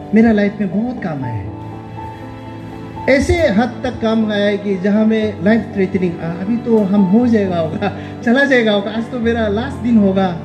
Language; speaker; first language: Hindi; non-native, local second language; Nyishi